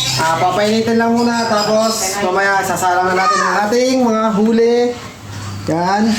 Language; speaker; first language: Filipino; native; Filipino